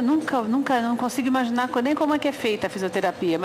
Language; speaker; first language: Portuguese; native; Portuguese